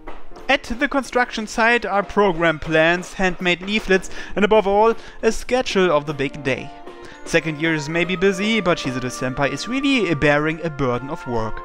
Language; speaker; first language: English; native; English